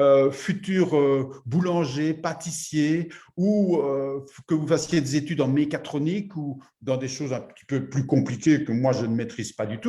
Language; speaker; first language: French; native; French